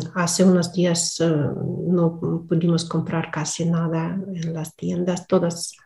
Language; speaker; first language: Spanish; non-native, fluent; Russian